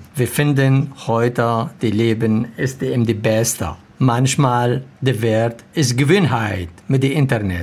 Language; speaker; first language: German; non-native, learner; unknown